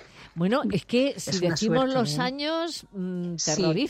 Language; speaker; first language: Spanish; native; Spanish